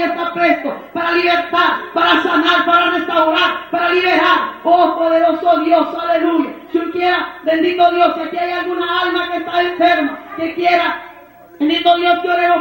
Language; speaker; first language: Spanish; native; Spanish